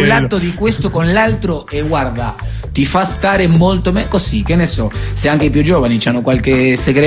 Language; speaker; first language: Italian; native; Italian